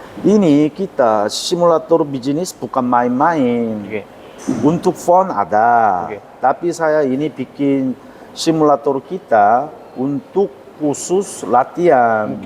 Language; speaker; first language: Indonesian; non-native, learner; Korean